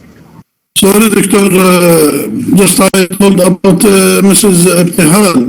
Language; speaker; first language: English; non-native, learner; Arabic